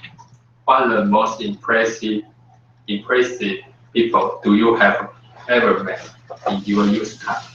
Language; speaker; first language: English; non-native, learner; Chinese